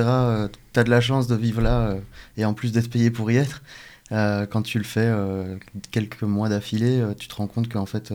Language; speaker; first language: French; native; French